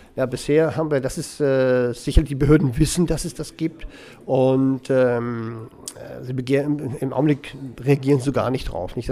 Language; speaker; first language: German; native; German